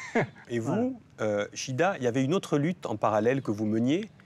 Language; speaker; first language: French; native; French